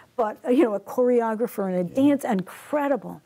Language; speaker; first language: English; native; English